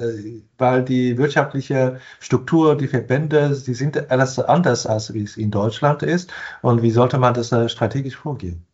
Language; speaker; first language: German; non-native, fluent; Chinese